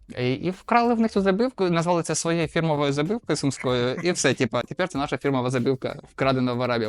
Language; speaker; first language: Ukrainian; non-native, local second language; Russian